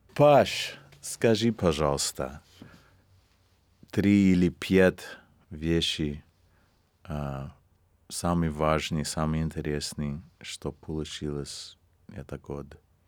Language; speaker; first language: Russian; non-native, learner; English